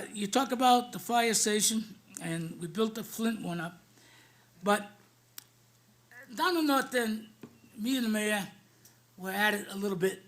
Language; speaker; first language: English; native; English